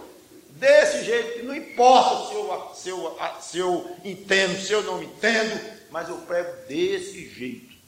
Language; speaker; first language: Portuguese; native; Portuguese